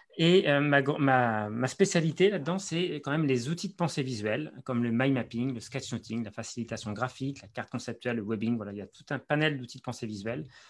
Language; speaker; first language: French; native; French